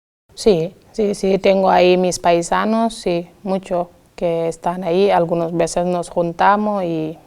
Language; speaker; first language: Spanish; non-native, fluent; Wolof